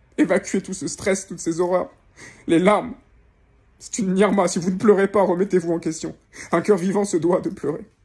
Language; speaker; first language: French; native; French